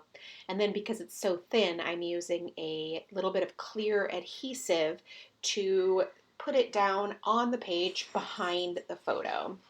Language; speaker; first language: English; native; English